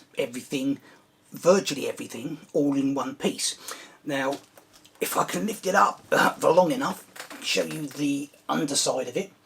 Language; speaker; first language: English; native; English